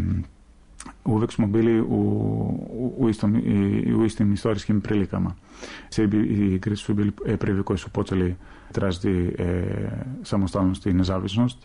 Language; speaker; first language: Serbian; non-native, fluent; Greek